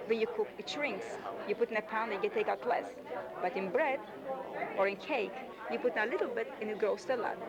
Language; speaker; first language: English; non-native, fluent; Yiddish